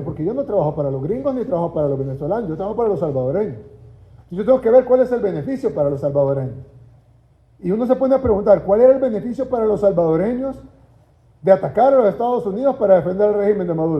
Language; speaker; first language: Spanish; native; Spanish